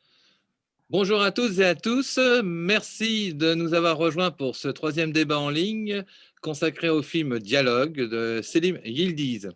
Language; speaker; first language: French; native; French